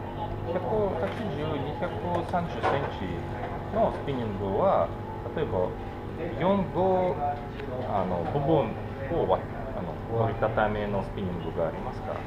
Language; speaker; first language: Japanese; non-native, learner; Russian